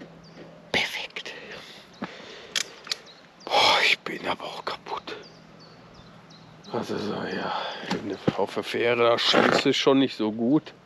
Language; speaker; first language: German; native; German